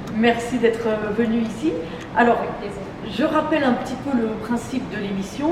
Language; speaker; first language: French; native; French